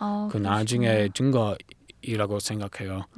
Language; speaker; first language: Korean; non-native, learner; English